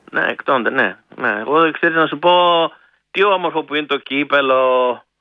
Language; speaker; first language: Greek; early bilingual, heritage; Greek